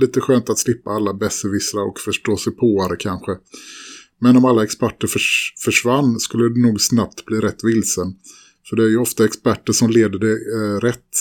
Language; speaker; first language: Swedish; native; Swedish